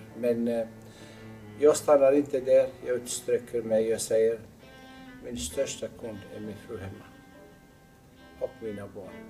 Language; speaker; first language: Swedish; non-native, fluent; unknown